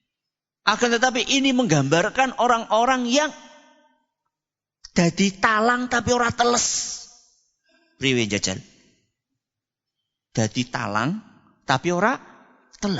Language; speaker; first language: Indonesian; non-native, local second language; Javanese